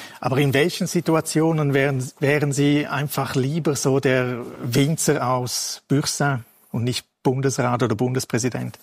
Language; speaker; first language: German; non-native, local second language; Romansh